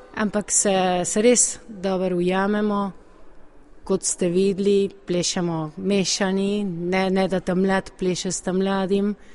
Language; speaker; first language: Slovenian; early bilingual, heritage; Slovenian